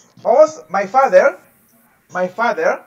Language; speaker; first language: English; non-native, fluent; Spanish